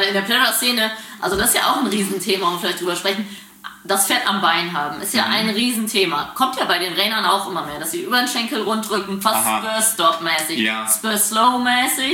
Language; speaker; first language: German; native; German